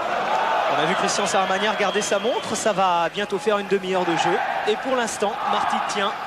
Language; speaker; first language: French; native; French